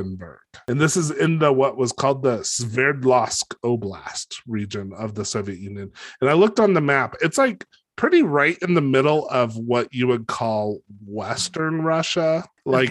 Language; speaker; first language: English; native; English